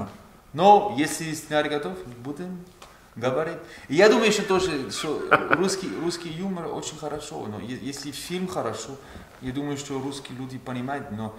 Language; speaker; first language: Russian; non-native, learner; German